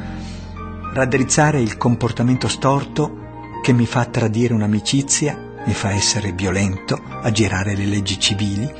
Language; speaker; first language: Italian; native; Italian